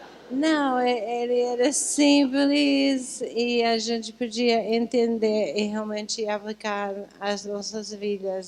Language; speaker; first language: Portuguese; non-native, fluent; English